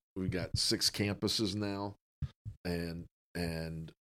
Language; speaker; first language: English; native; English